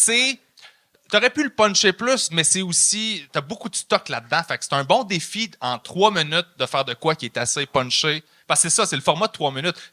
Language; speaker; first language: French; native; French